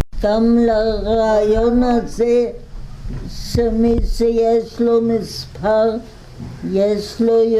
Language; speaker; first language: Hebrew; non-native, fluent; German